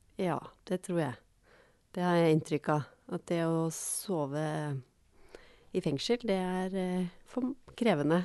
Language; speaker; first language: Norwegian; native; Norwegian